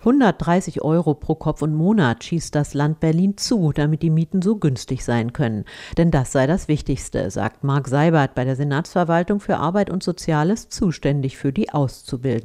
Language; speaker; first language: German; native; German